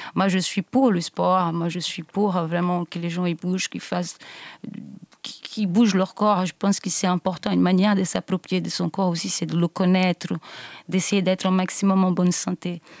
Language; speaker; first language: French; non-native, fluent; Portuguese